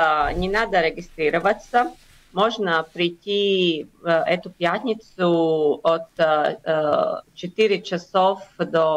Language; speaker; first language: Russian; non-native, local second language; Latvian